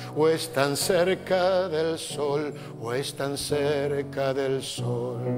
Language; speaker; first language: Spanish; native; Spanish